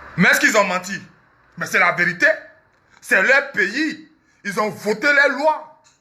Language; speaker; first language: French; early bilingual, other home language; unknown